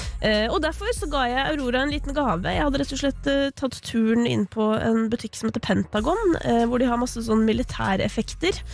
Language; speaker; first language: Norwegian; native; Norwegian